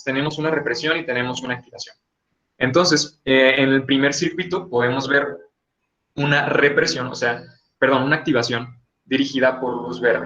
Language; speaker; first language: Spanish; native; Spanish